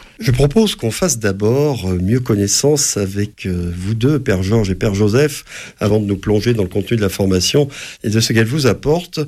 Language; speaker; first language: French; native; French